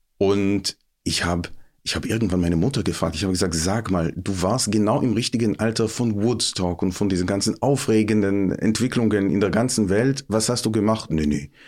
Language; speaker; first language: German; non-native, fluent; Hebrew